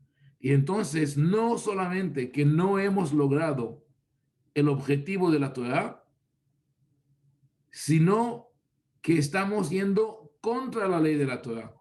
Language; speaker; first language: Spanish; non-native, fluent; Hebrew